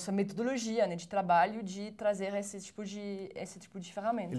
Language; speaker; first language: Portuguese; non-native, fluent; French